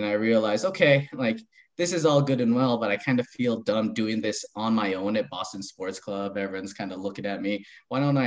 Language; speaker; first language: English; native; English